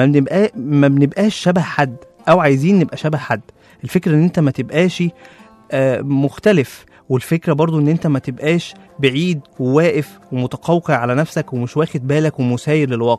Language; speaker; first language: Arabic; native; Arabic